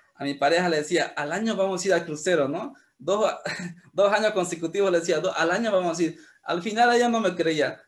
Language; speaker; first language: Spanish; native; Spanish